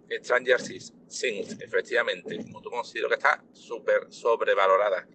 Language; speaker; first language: Spanish; native; Spanish